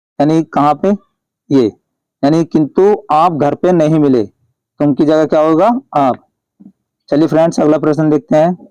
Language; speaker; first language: Hindi; native; Hindi